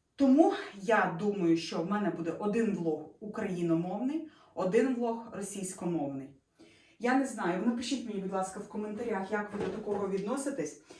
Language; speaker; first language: Ukrainian; non-native, local second language; Russian